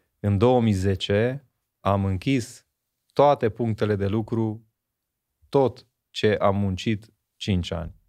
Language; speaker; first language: Romanian; non-native, local second language; Hungarian